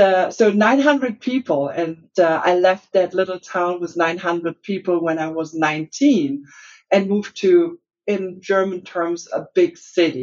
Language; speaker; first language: English; non-native, fluent; German